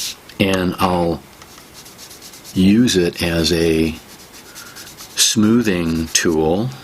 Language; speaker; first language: English; native; English